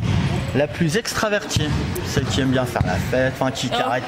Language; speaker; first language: French; native; French